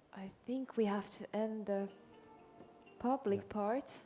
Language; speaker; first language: English; non-native, fluent; Finnish